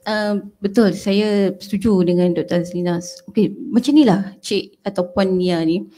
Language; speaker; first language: Malay; native; Malay